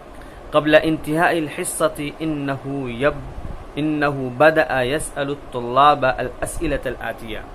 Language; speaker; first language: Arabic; non-native, fluent; Urdu